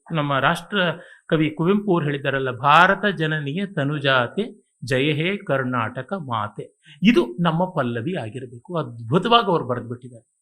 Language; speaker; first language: Kannada; native; Kannada